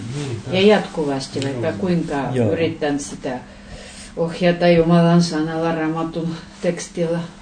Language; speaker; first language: Finnish; non-native, learner; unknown